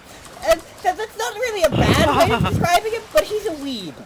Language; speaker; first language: English; native; English